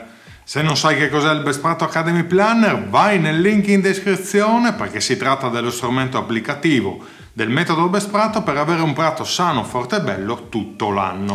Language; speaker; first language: Italian; native; Italian